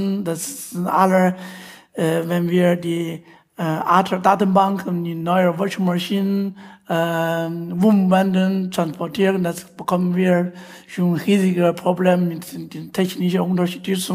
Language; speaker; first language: German; non-native, learner; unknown